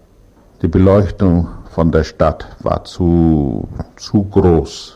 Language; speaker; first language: German; non-native, learner; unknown